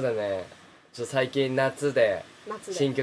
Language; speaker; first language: Japanese; native; Japanese